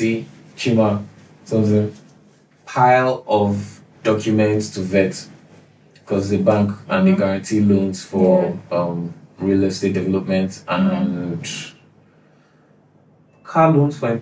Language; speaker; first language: English; non-native, local second language; Igbo